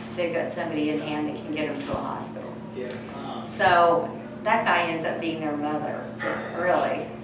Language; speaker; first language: English; native; English